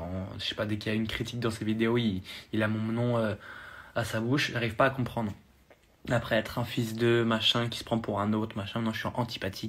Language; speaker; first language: French; native; French